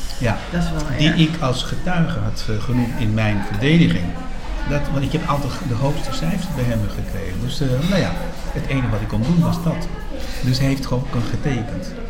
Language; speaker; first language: Dutch; non-native, fluent; Spanish